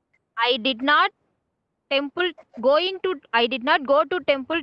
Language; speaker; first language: English; non-native, learner; Tamil